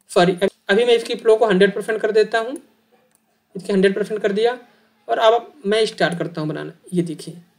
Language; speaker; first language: Hindi; native; Hindi